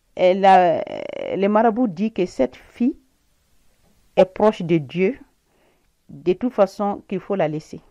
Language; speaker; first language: French; non-native, local second language; Bambara